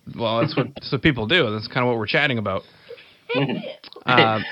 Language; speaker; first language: English; native; English